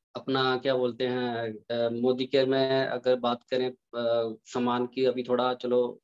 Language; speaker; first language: Hindi; native; Hindi